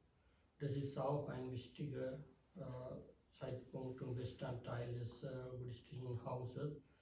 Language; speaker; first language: German; non-native, fluent; Sinhala